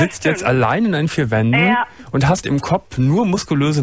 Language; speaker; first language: German; native; German